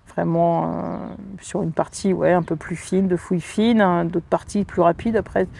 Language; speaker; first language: French; native; French